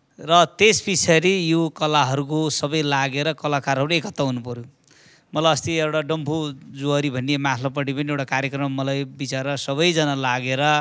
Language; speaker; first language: Nepali; non-native, local second language; Eastern Tamang